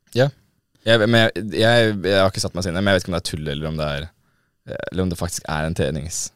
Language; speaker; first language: Norwegian; native; Norwegian